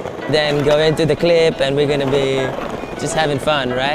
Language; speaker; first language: English; non-native, fluent; Latvian